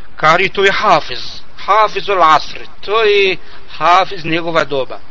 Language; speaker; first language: Bosnian; non-native, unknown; Arabic